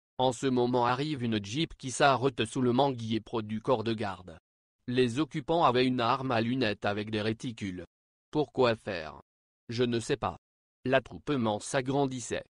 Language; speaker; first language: French; non-native, local second language; Lingala